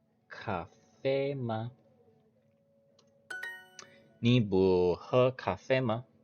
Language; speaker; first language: Chinese; non-native, learner; English